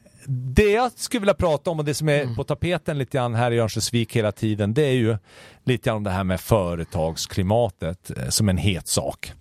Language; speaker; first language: Swedish; native; Swedish